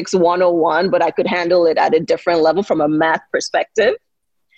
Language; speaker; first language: English; non-native, local second language; Yoruba